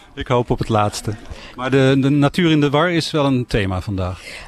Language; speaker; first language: Dutch; native; Dutch